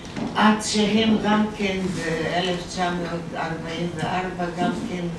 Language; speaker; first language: Hebrew; non-native, fluent; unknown